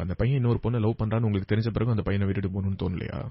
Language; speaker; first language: Tamil; native; Tamil